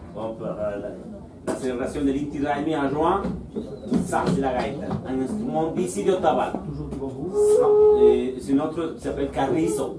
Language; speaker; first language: French; non-native, fluent; Spanish